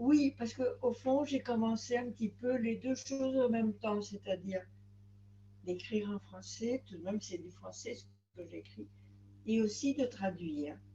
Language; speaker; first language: French; non-native, fluent; Spanish